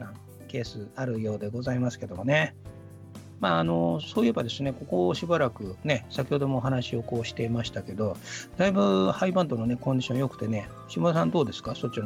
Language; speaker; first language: Japanese; native; Japanese